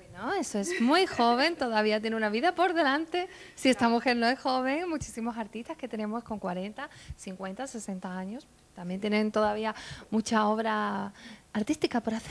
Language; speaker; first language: Spanish; native; Spanish